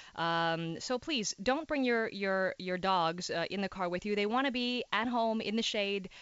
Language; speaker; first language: English; native; English